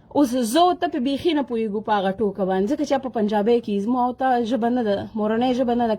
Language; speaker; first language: Pashto; native; Pashto